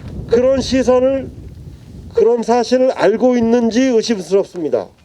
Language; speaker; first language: Korean; native; Korean